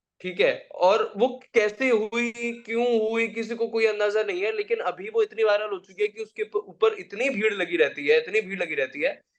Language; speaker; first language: Hindi; native; Hindi